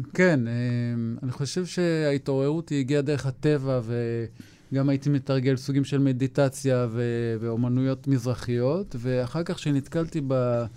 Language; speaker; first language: Hebrew; native; Hebrew